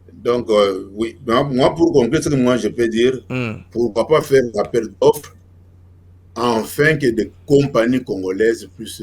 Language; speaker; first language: French; non-native, local second language; Lingala